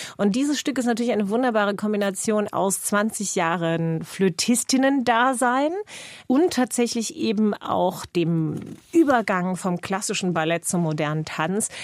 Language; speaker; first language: German; non-native, fluent; English